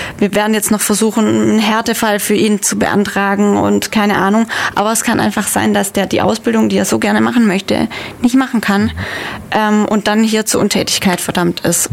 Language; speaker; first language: German; native; German